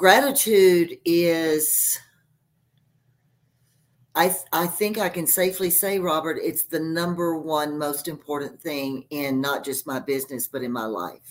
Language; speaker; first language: English; native; English